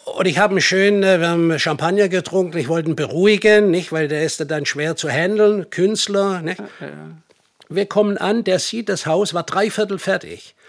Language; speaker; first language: German; native; German